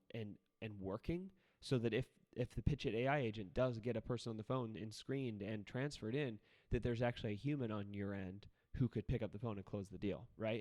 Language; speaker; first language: English; native; English